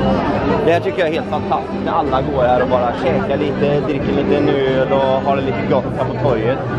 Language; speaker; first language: Swedish; native; Swedish